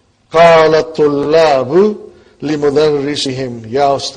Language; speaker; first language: Arabic; non-native, fluent; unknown